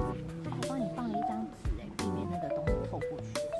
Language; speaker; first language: Chinese; native; Chinese